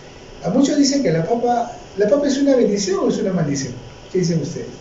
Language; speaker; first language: Spanish; native; Spanish